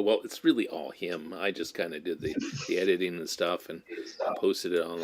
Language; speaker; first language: English; native; English